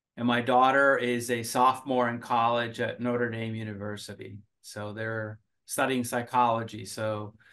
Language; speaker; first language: English; early bilingual, other home language; Finnish